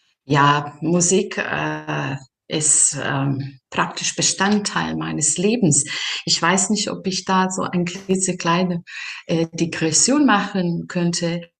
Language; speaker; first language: German; non-native, fluent; Serbian